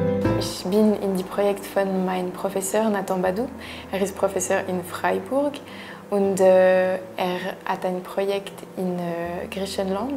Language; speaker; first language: German; non-native, local second language; French